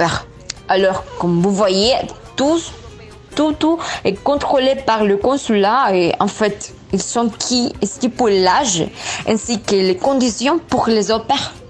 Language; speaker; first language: French; non-native, learner; Spanish